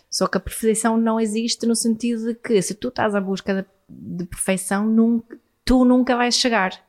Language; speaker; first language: Portuguese; non-native, fluent; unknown